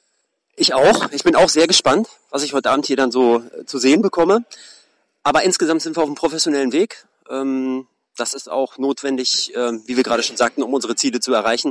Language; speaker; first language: German; native; German